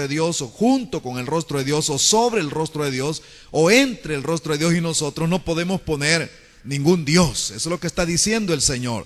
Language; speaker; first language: Spanish; native; Spanish